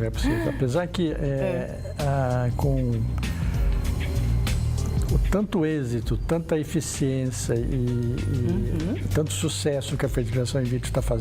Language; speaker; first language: Portuguese; native; Portuguese